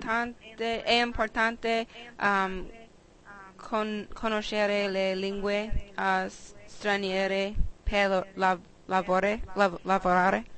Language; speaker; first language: Italian; non-native, learner; English